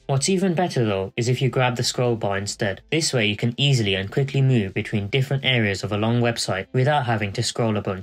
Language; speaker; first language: English; native; English